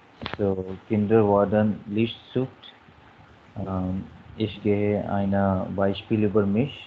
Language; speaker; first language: German; non-native, learner; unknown